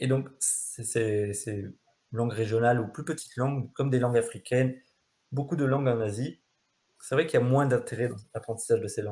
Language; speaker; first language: French; native; French